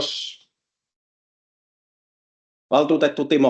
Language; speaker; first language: Finnish; native; Finnish